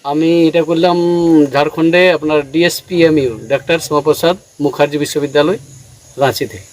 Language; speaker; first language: Bangla; non-native, local second language; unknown